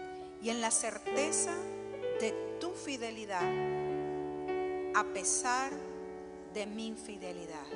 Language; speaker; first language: Spanish; native; Spanish